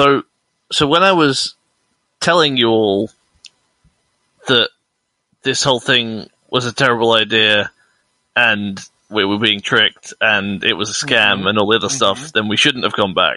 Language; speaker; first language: English; native; English